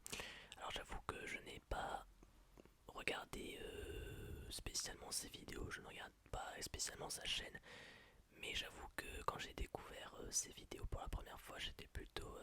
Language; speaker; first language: French; native; French